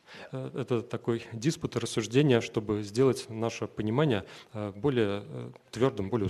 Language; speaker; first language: Russian; native; Russian